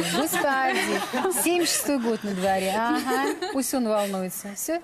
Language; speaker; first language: Russian; native; Russian